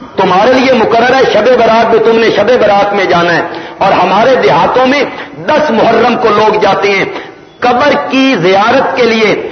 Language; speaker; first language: Urdu; non-native, local second language; Punjabi